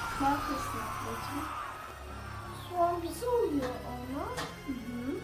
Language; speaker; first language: Turkish; early bilingual, heritage; German